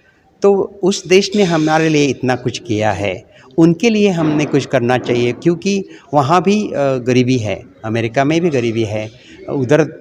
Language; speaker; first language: Hindi; non-native, local second language; Marathi